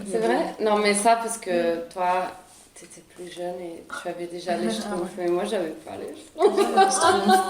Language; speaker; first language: French; early bilingual, other home language; Italian